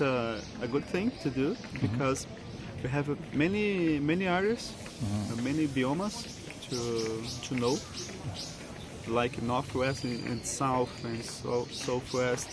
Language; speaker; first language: English; non-native, learner; Portuguese